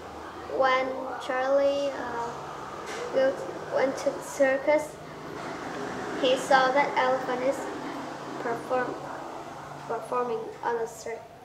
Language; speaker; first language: English; non-native, learner; Vietnamese